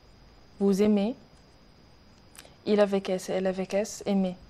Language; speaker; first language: French; non-native, learner; Arabic